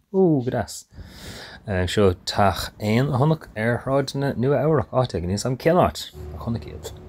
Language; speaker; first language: Irish; non-native, local second language; English